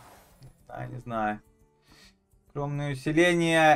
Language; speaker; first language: Russian; native; Russian